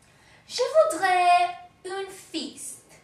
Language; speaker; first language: French; non-native, learner; English